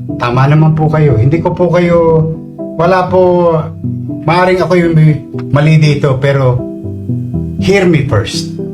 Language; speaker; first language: Filipino; native; Filipino